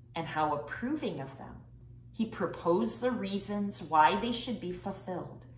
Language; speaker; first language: English; native; English